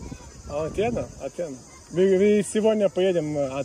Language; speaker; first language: Russian; non-native, learner; Norwegian